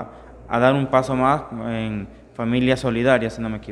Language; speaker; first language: Spanish; native; Spanish